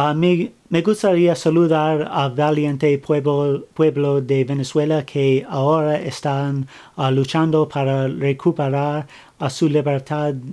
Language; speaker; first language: Spanish; non-native, learner; English